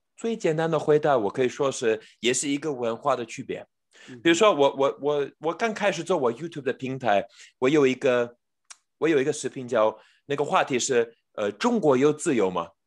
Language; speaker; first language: Chinese; non-native, fluent; English